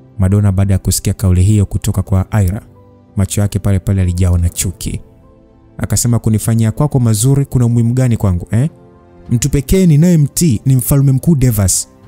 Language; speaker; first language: Swahili; native; Swahili